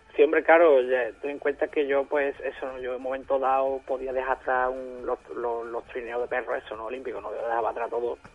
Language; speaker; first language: Spanish; non-native, fluent; German